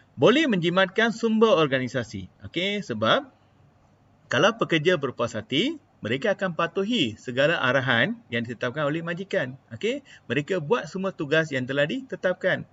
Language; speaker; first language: Malay; non-native, local second language; Tamil